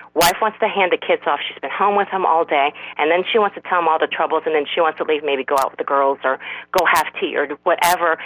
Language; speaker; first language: English; non-native, fluent; Korean